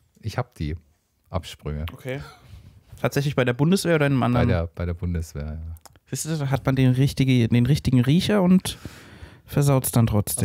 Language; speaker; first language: German; native; German